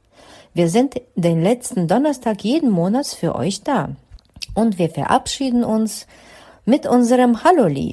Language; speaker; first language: German; non-native, learner; Spanish